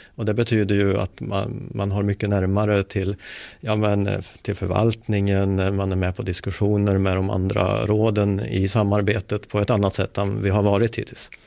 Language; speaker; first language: Swedish; native; Swedish